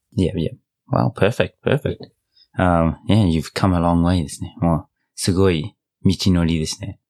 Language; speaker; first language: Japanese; non-native, fluent; English